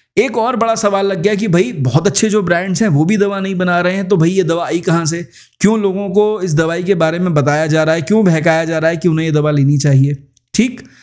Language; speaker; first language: Hindi; native; Hindi